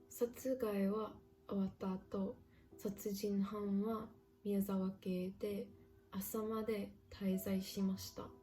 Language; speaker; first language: Japanese; non-native, learner; English